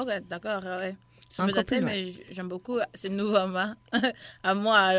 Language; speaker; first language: French; non-native, local second language; English